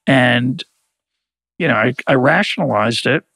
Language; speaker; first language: English; native; English